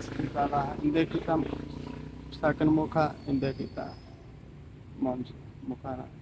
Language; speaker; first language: Filipino; non-native, learner; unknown